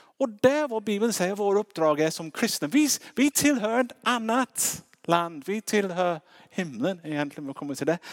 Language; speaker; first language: Swedish; non-native, fluent; English